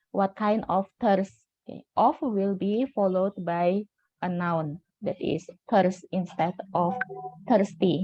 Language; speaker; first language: English; non-native, fluent; Indonesian